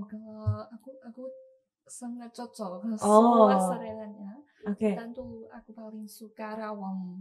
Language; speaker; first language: Indonesian; non-native, learner; Chinese